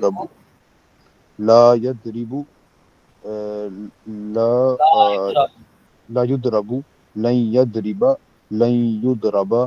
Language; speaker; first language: Arabic; non-native, learner; Urdu